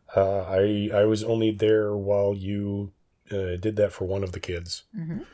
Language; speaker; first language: English; native; English